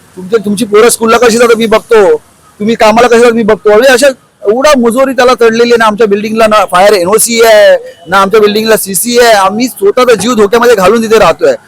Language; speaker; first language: Marathi; native; Marathi